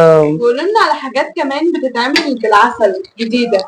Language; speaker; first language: Arabic; native; Arabic